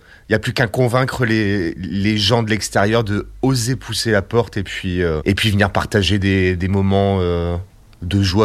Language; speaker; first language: French; native; French